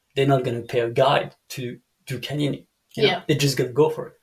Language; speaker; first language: English; non-native, fluent; French